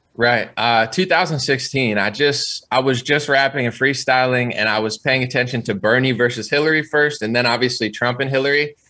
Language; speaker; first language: English; native; English